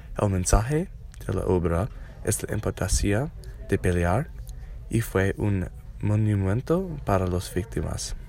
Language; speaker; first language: Spanish; non-native, learner; English